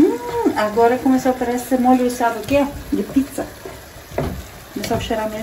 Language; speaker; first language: Portuguese; non-native, fluent; Ukrainian